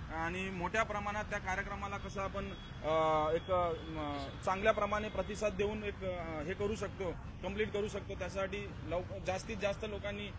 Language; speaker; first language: Marathi; non-native, local second language; Lambadi